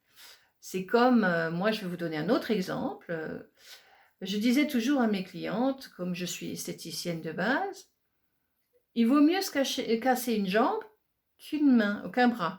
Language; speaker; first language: French; native; French